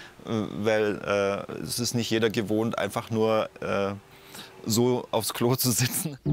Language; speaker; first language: German; native; German